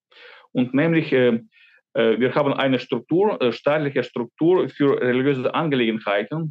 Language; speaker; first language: German; non-native, fluent; Ukrainian